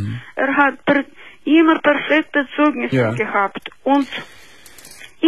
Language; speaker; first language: German; non-native, fluent; Russian